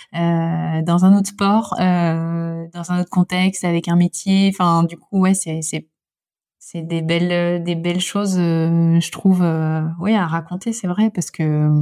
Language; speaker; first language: French; native; French